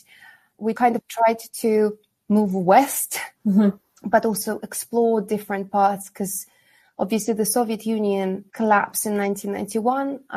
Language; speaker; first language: English; non-native, fluent; Kazakh